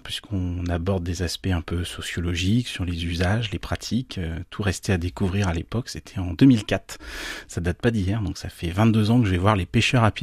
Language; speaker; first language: French; native; French